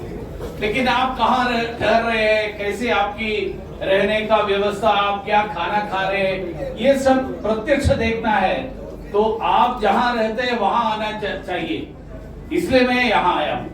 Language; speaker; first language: Hindi; non-native, local second language; Malayalam